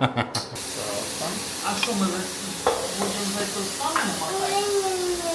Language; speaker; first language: Russian; native; Russian